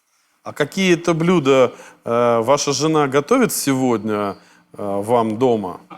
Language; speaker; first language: Russian; native; Russian